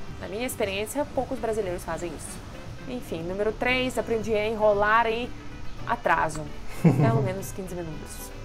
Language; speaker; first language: Portuguese; non-native, fluent; Russian